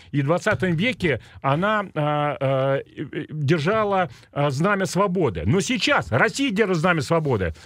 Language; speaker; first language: Russian; native; Russian